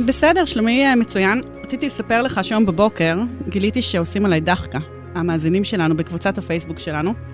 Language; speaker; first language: Hebrew; native; Hebrew